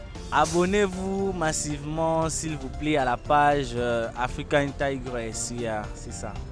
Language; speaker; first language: French; non-native, local second language; Lingala